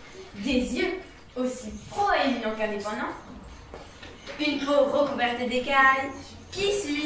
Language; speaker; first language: French; native; French